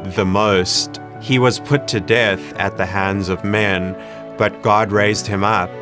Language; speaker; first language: English; native; English